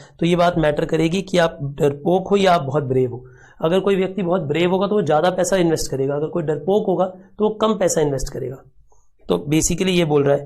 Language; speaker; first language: Hindi; native; Hindi